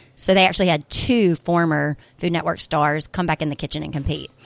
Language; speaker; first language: English; native; English